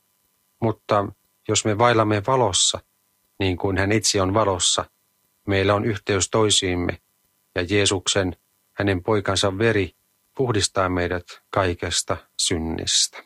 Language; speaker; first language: Finnish; native; Finnish